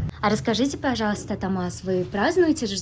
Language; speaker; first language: Russian; native; Russian